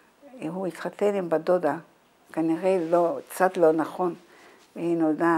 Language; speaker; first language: Hebrew; non-native, fluent; Dutch